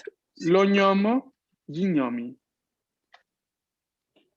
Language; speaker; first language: Italian; non-native, fluent; Spanish